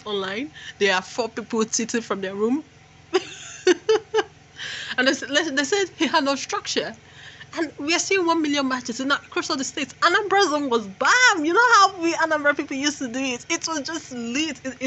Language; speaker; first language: English; non-native, local second language; Igbo